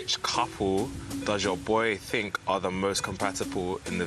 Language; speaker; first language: English; native; English